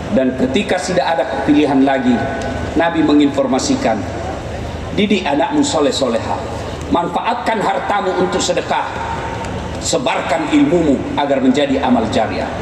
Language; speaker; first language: Indonesian; non-native, local second language; Buginese